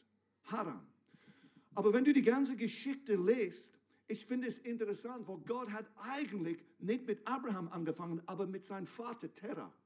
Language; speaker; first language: German; non-native, fluent; English